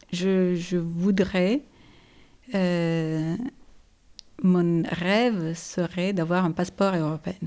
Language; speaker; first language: French; non-native, fluent; Italian